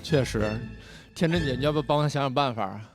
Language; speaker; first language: Chinese; native; Chinese